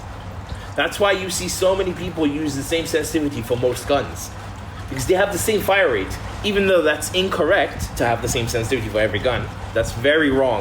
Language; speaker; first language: English; native; English